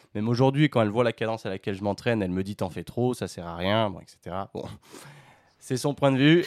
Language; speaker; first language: French; native; French